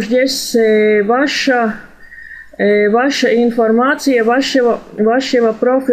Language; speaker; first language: Russian; non-native, fluent; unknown